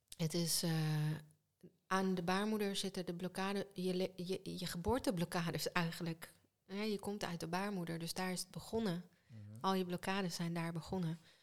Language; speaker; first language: Dutch; early bilingual, other home language; Hebrew